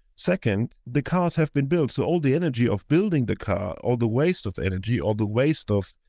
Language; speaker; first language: English; non-native, fluent; German